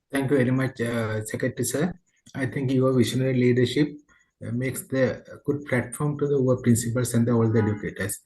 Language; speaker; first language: English; non-native, local second language; Sinhala